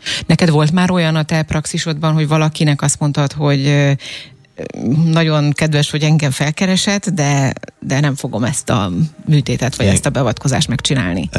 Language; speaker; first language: Hungarian; native; Hungarian